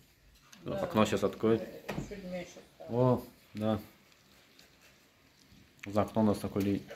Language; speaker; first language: Russian; non-native, local second language; Azerbaijani